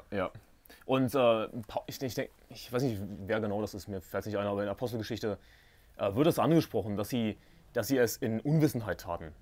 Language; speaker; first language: German; native; German